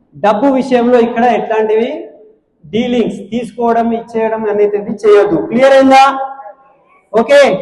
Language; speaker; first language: Telugu; non-native, local second language; Hindi